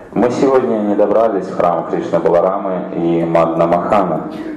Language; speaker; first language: Russian; native; Russian